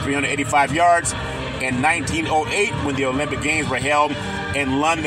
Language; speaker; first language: English; native; English